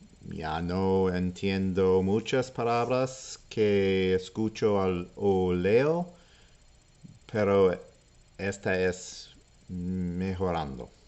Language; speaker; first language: Spanish; non-native, learner; English